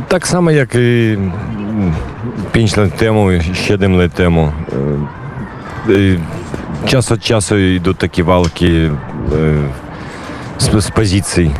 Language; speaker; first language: Polish; non-native, learner; Ukrainian